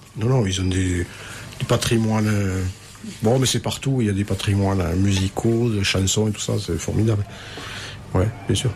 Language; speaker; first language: French; native; French